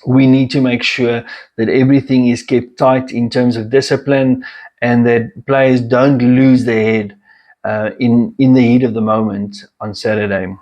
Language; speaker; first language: English; non-native, local second language; Afrikaans